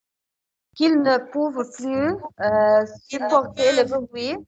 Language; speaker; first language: French; non-native, learner; Arabic